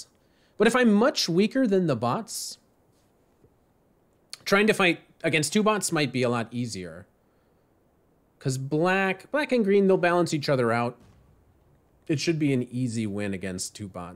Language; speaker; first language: English; native; English